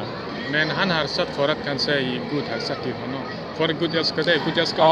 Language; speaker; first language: Swedish; non-native, learner; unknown